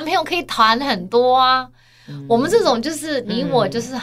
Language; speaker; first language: Chinese; early bilingual, heritage; Chinese